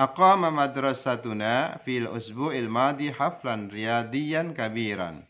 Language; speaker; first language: Arabic; non-native, fluent; Indonesian